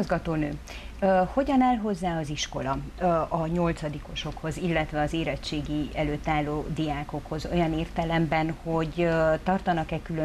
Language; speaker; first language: Hungarian; native; Hungarian